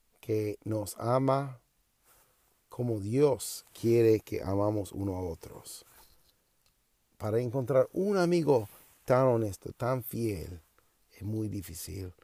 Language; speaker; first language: Spanish; non-native, learner; English